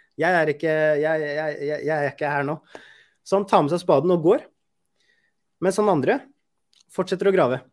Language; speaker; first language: Norwegian; native; Norwegian